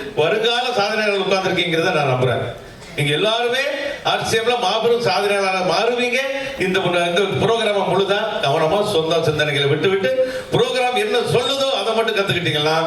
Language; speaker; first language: Tamil; native; Tamil